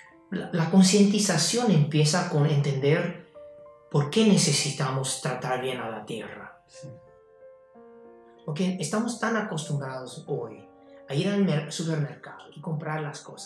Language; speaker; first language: Spanish; non-native, fluent; Chinese